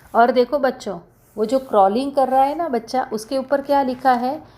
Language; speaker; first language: Hindi; non-native, local second language; Marathi